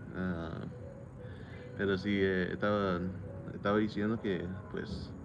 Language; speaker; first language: Spanish; non-native, fluent; English